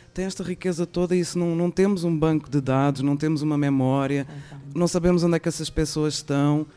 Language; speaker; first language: Portuguese; native; Portuguese